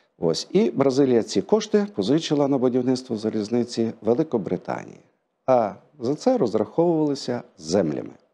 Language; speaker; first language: Ukrainian; native; Ukrainian